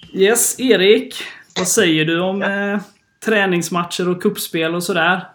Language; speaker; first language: Swedish; native; Swedish